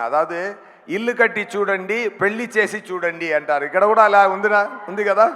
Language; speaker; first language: Telugu; non-native, learner; Tamil